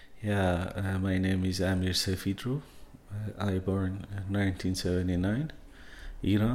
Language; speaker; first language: English; non-native, fluent; Persian